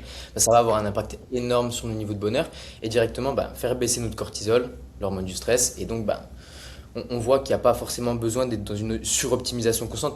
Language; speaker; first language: French; native; French